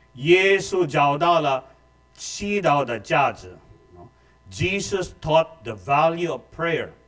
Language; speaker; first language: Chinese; non-native, fluent; Filipino